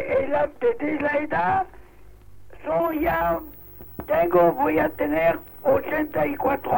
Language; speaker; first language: Spanish; non-native, local second language; Catalan